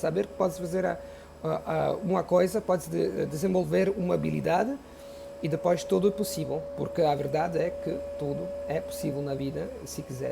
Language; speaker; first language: Portuguese; non-native, fluent; Italian